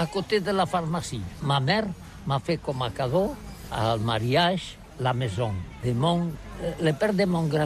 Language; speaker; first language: French; non-native, learner; Catalan